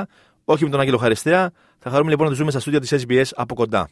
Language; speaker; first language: Greek; native; Greek